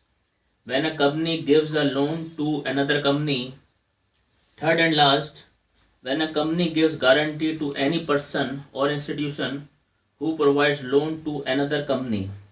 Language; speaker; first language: English; non-native, local second language; Hindi